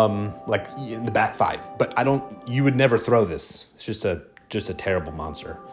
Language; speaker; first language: English; native; English